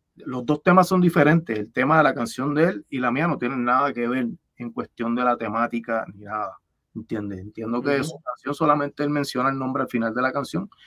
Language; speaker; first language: Spanish; native; Spanish